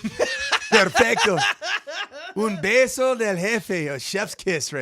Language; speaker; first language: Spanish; non-native, learner; English